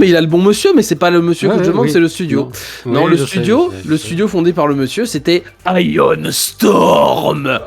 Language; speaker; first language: French; native; French